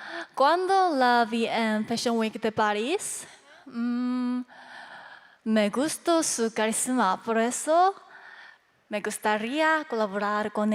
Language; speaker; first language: Spanish; non-native, learner; Korean